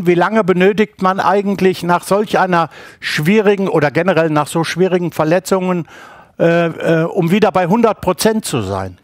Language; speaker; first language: German; native; German